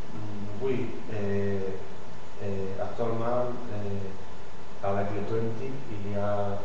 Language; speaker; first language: French; non-native, learner; Spanish